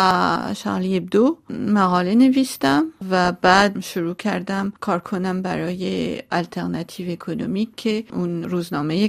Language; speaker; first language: Persian; non-native, local second language; Armenian